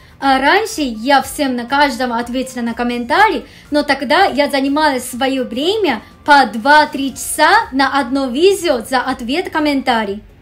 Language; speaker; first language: Russian; non-native, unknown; Japanese